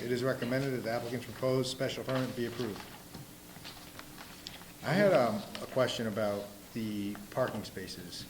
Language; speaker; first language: English; native; English